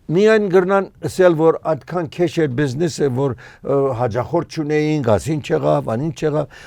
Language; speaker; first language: Armenian; early bilingual, heritage; Armenian